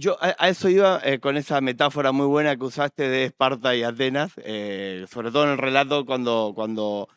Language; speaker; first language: Spanish; native; Spanish